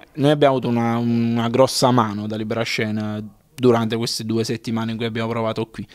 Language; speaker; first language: Italian; native; Italian